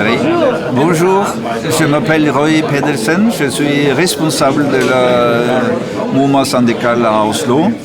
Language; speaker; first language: French; non-native, learner; Norwegian